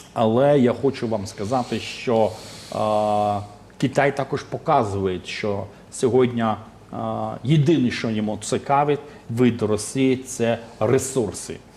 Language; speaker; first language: Ukrainian; non-native, local second language; Russian